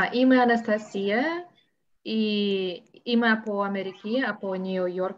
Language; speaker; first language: Greek; non-native, learner; English